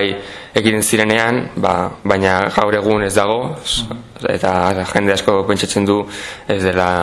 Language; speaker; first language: Basque; non-native, local second language; Spanish